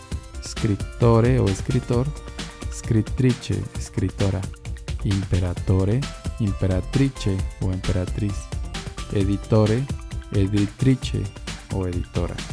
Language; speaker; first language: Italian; non-native, fluent; Spanish